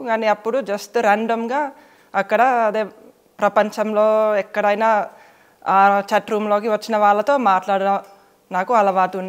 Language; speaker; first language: Telugu; non-native, fluent; Finnish